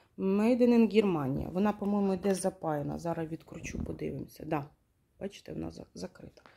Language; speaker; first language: Ukrainian; non-native, local second language; Russian